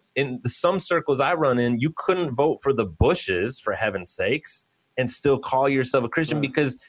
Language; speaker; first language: English; native; English